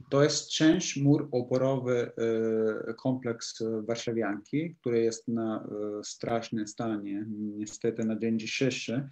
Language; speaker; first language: Polish; non-native, learner; Italian